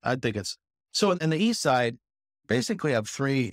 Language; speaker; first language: English; native; English